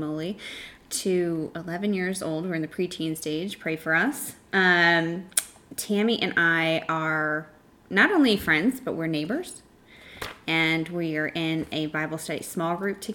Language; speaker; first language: English; native; English